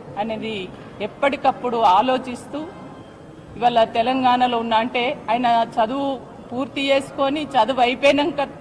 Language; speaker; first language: Telugu; native; Telugu